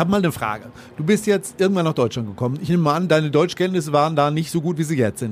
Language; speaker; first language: German; native; German